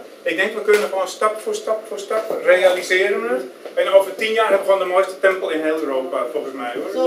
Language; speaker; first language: Dutch; native; Dutch